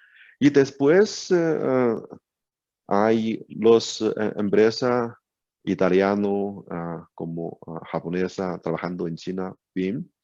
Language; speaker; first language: Spanish; non-native, learner; Chinese